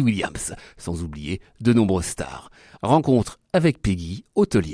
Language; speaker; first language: French; native; French